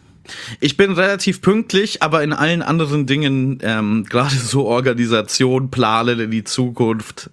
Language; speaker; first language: German; native; German